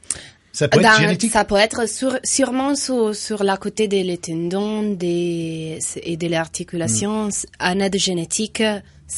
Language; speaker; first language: French; non-native, fluent; Italian